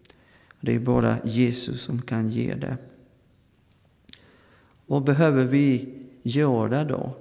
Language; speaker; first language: Swedish; non-native, fluent; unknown